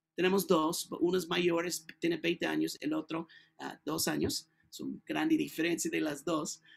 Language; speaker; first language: Spanish; non-native, learner; English